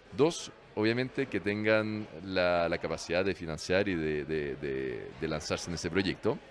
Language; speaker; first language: Spanish; non-native, fluent; French